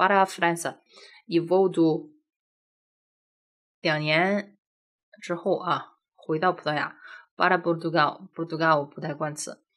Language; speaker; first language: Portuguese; non-native, fluent; Chinese